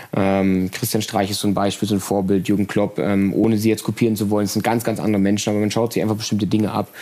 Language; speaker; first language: German; native; German